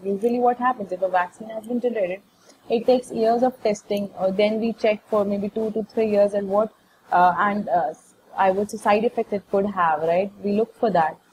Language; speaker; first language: English; non-native, local second language; Hindi